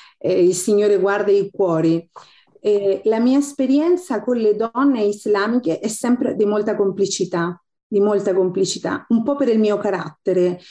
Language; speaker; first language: Italian; non-native, fluent; Spanish